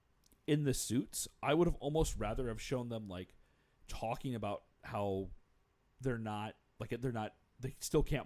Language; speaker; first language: English; native; English